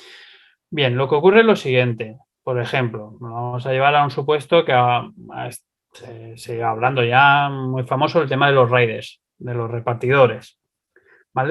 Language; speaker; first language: Spanish; native; Spanish